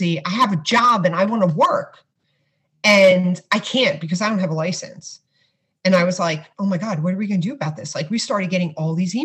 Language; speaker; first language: English; native; English